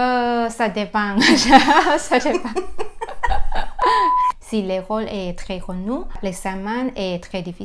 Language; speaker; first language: French; non-native, fluent; Thai